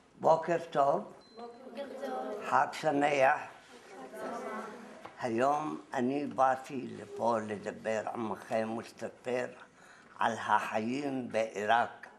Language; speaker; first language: Hebrew; non-native, fluent; Arabic